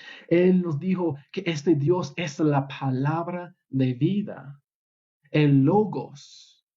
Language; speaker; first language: Spanish; non-native, fluent; English